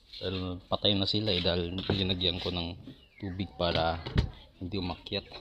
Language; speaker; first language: Filipino; non-native, local second language; Iloko